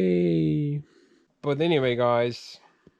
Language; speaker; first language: English; non-native, fluent; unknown